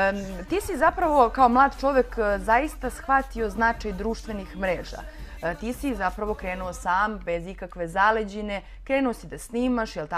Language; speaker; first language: Bosnian; native; Bosnian